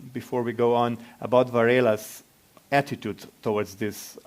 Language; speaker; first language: English; non-native, fluent; Slovenian